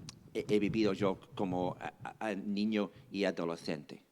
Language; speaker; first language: Spanish; non-native, fluent; English